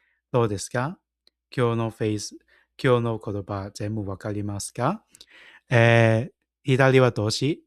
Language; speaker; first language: Japanese; non-native, learner; Cantonese